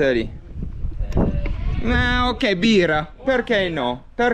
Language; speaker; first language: Italian; non-native, learner; English